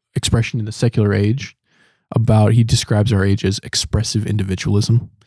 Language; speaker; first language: English; native; English